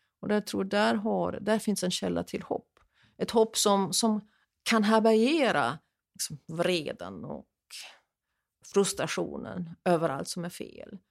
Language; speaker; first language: Swedish; non-native, fluent; German